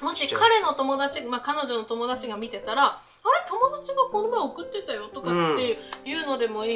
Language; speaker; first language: Japanese; native; Japanese